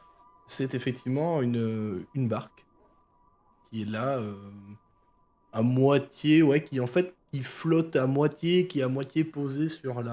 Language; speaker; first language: French; native; French